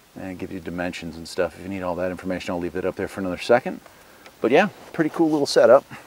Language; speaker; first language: English; native; English